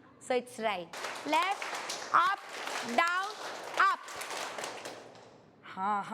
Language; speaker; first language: English; non-native, local second language; Kannada